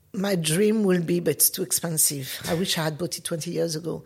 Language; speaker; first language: English; non-native, fluent; French